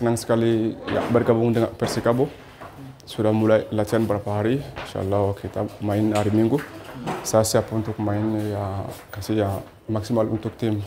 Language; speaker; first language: Indonesian; non-native, learner; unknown